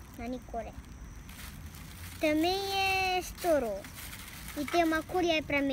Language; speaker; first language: Portuguese; early bilingual, heritage; Portuguese